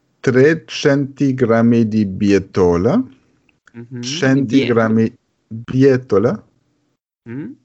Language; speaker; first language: Italian; non-native, fluent; German